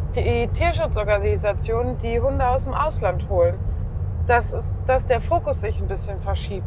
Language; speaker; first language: German; native; German